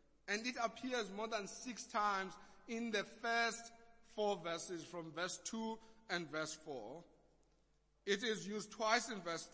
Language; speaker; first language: English; non-native, local second language; Xhosa